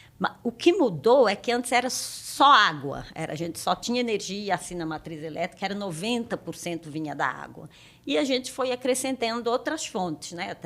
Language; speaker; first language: Portuguese; native; Portuguese